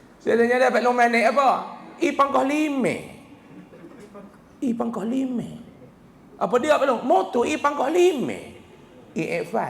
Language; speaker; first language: Malay; native; Malay